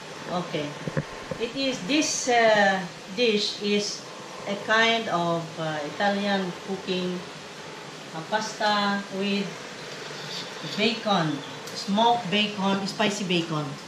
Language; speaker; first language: English; non-native, local second language; Cebuano